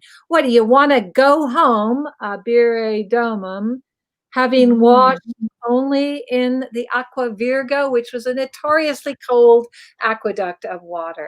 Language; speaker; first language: English; native; English